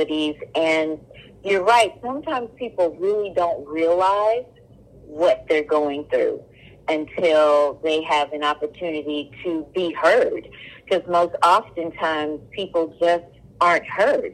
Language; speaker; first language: English; native; English